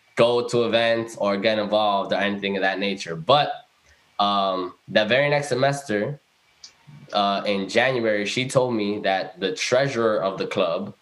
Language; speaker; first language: English; early bilingual, other home language; Spanish